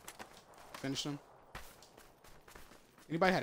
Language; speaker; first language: English; native; English